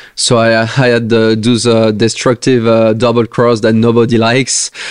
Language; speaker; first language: English; non-native, fluent; French